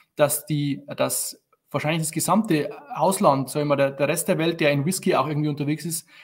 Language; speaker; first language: German; native; German